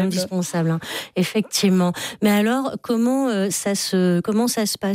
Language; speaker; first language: French; native; French